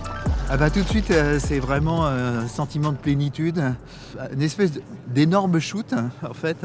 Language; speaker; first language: French; native; French